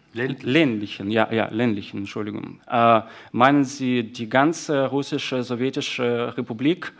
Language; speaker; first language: German; non-native, fluent; Russian